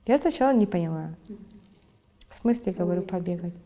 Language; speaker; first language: Russian; non-native, local second language; Kazakh